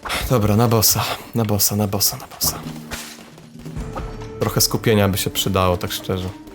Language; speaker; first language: Polish; native; Polish